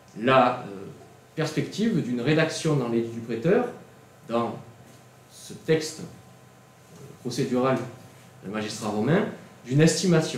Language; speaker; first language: French; native; French